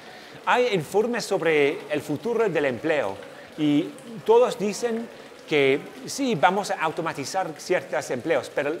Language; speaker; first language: Spanish; non-native, fluent; English